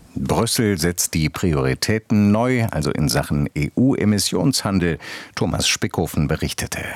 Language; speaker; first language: German; native; German